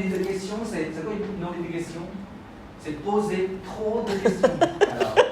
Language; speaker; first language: French; non-native, fluent; Khmer